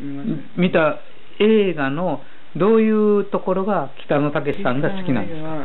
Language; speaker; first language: Japanese; native; Japanese